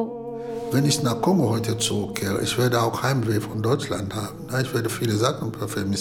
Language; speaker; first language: German; non-native, fluent; Lingala